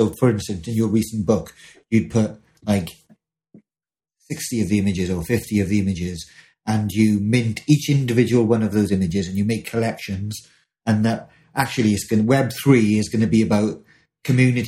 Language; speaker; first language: English; native; English